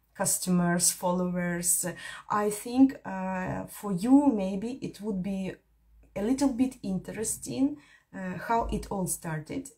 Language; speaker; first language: English; non-native, fluent; Ukrainian